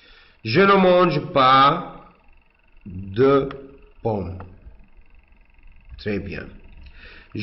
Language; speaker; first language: French; non-native, fluent; Arabic